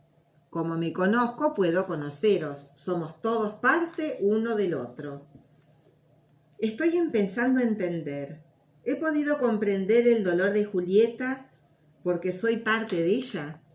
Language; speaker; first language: Spanish; native; Spanish